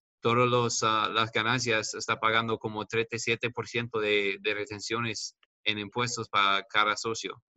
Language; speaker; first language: Spanish; non-native, fluent; English